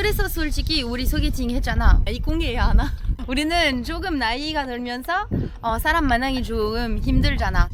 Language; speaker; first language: Korean; non-native, fluent; French